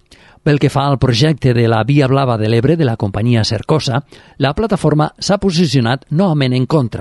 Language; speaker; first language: Catalan; native; Catalan